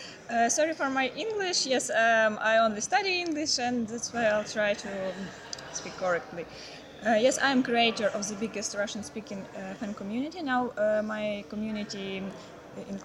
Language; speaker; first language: English; non-native, learner; Ukrainian